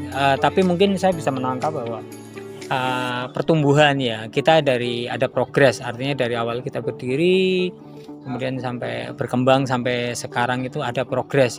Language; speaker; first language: Indonesian; native; Indonesian